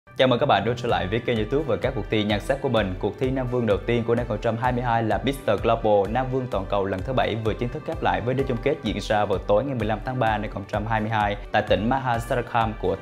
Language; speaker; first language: Vietnamese; native; Vietnamese